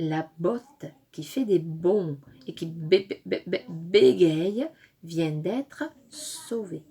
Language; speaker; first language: French; native; French